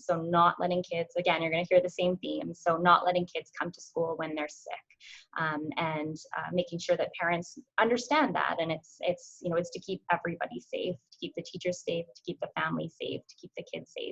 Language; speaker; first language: English; native; English